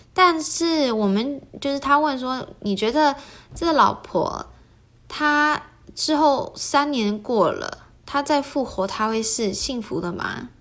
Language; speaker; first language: Chinese; early bilingual, heritage; Chinese